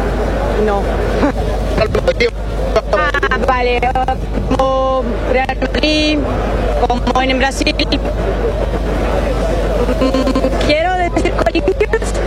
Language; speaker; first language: Spanish; non-native, learner; Portuguese